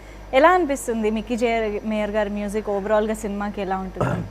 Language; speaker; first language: Telugu; native; Telugu